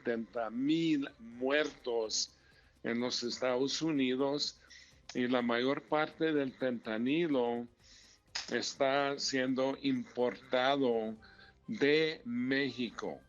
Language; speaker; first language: Spanish; early bilingual, heritage; Spanish